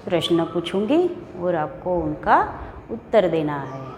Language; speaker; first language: Hindi; non-native, local second language; Gujarati